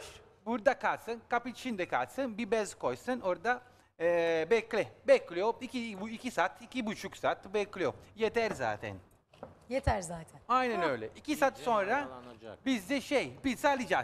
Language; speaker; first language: Turkish; non-native, learner; Italian